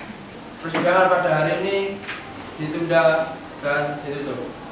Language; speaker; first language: Indonesian; native; Indonesian